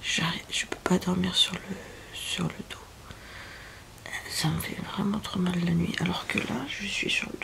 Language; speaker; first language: French; native; French